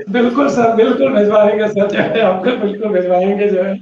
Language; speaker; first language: Hindi; native; Hindi